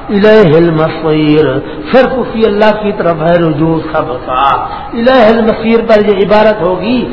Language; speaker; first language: Urdu; non-native, local second language; Punjabi